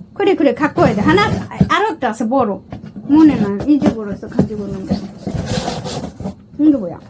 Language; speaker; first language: Korean; non-native, learner; Bangla